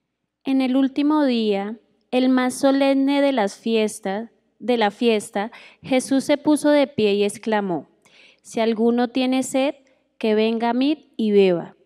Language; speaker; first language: Spanish; native; Spanish